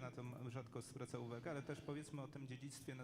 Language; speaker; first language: Polish; native; Polish